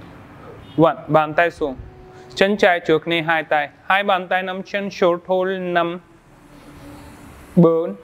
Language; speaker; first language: Vietnamese; non-native, learner; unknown